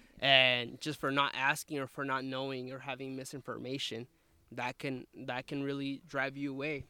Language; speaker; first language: English; early bilingual, other home language; Spanish